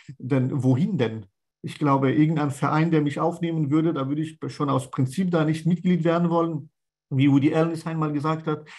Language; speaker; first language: German; non-native, fluent; Persian